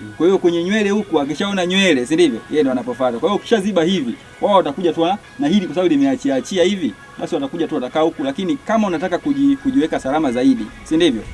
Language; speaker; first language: Swahili; native; Swahili